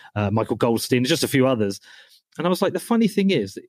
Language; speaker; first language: English; native; English